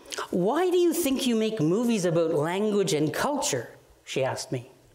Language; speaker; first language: English; native; English